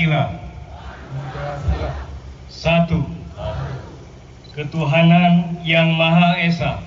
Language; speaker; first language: Indonesian; native; Indonesian